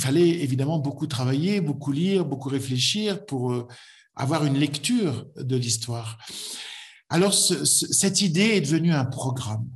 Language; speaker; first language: French; native; French